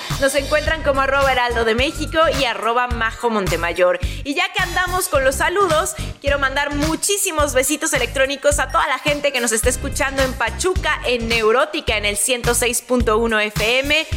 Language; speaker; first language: Spanish; native; Spanish